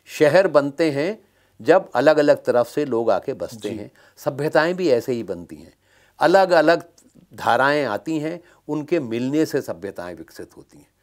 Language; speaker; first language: Hindi; native; Hindi